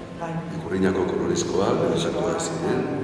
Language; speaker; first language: Basque; non-native, local second language; Spanish